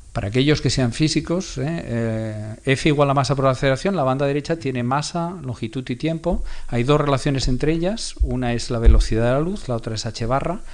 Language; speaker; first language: Spanish; non-native, local second language; Catalan